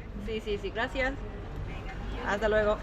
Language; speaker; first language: Spanish; non-native, learner; Korean